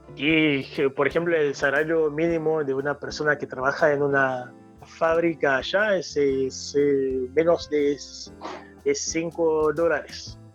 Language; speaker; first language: Spanish; non-native, fluent; Haitian Creole